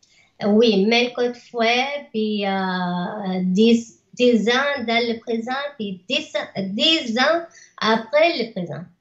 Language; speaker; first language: French; non-native, learner; Arabic